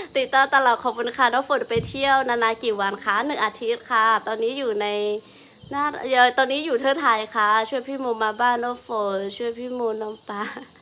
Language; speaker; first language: Thai; non-native, local second language; Lahu